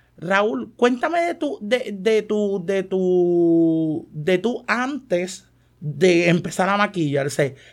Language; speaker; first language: Spanish; native; Spanish